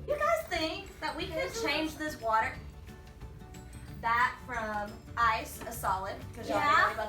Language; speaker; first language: English; native; English